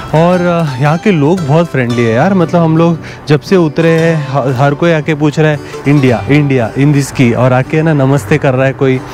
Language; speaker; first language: Hindi; native; Hindi